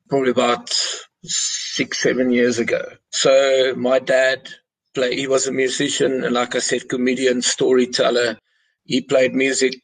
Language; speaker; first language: English; non-native, local second language; Afrikaans